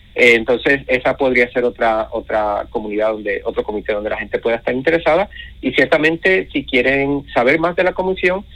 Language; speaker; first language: Spanish; native; Spanish